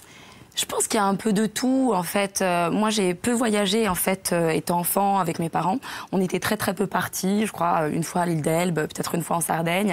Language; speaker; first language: French; native; French